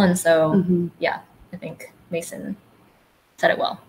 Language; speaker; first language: English; native; English